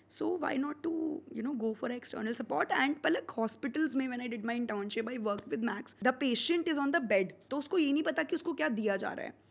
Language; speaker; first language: Hindi; native; Hindi